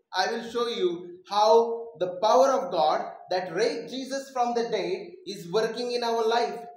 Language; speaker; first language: English; non-native, local second language; Marathi